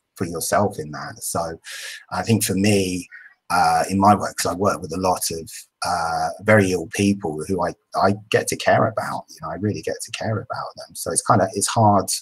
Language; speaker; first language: English; native; English